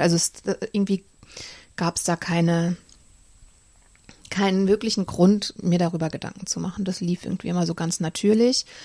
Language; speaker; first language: German; native; German